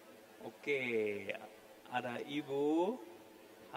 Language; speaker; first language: Indonesian; non-native, fluent; German